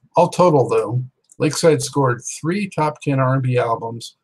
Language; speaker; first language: English; native; English